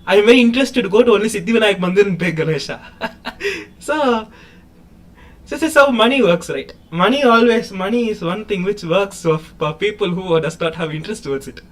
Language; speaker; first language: English; non-native, local second language; Tamil